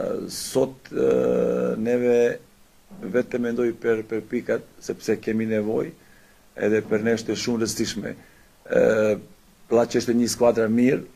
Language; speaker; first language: Albanian; non-native, learner; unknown